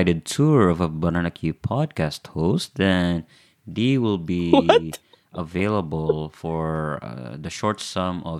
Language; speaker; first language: English; non-native, local second language; Cebuano